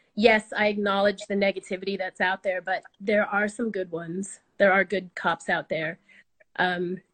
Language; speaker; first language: English; native; English